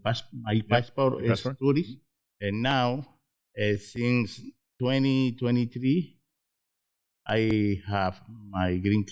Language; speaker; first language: English; non-native, learner; Spanish